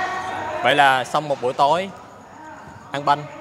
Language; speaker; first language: Vietnamese; native; Vietnamese